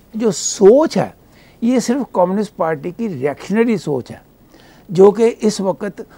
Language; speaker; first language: Hindi; native; Hindi